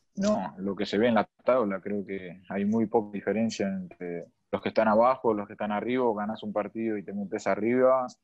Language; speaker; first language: Spanish; native; Spanish